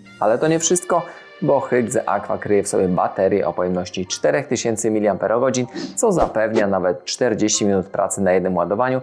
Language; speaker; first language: Polish; native; Polish